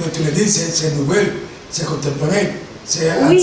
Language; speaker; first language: French; non-native, fluent; Spanish